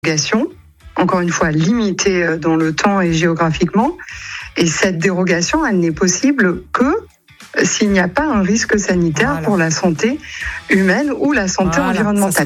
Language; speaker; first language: French; native; French